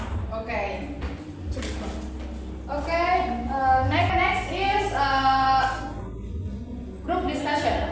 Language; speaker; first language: English; non-native, learner; Indonesian